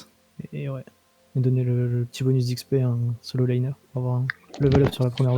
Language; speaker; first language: French; native; French